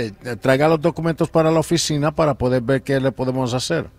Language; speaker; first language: Spanish; early bilingual, other home language; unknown